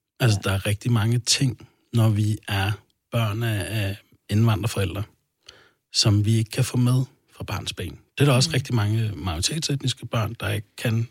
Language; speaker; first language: Danish; early bilingual, other home language; Arabic